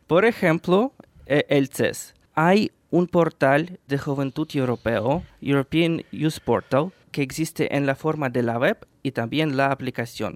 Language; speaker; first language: Spanish; non-native, fluent; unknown